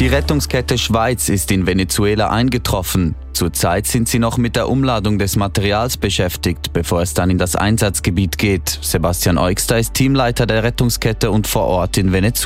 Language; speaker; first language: German; native; German